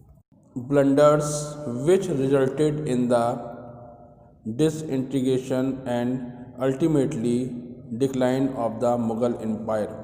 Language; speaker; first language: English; non-native, local second language; Hindi